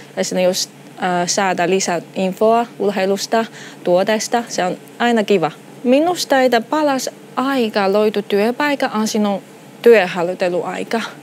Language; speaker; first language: Finnish; non-native, learner; Chinese